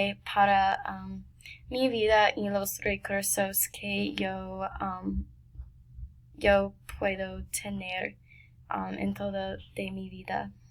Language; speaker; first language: Spanish; non-native, learner; English